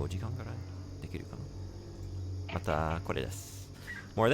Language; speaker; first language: Japanese; non-native, learner; English